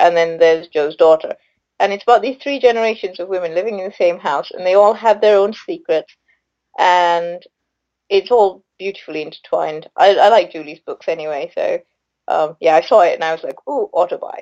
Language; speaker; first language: English; non-native, local second language; Sinhala